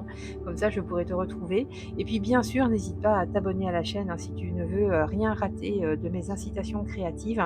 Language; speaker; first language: French; native; French